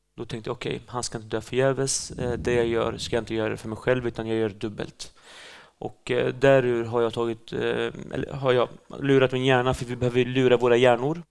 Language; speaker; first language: Swedish; early bilingual, other home language; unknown